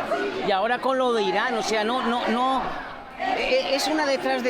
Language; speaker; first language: Spanish; non-native, local second language; Catalan